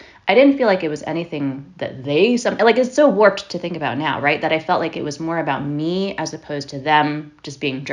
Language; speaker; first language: English; native; English